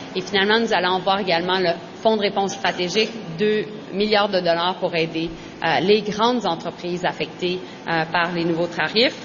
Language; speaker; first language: French; native; French